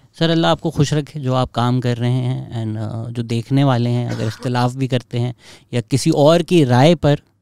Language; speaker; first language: Urdu; native; Urdu